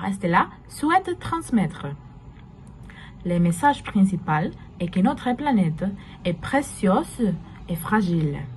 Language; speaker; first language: French; non-native, learner; Spanish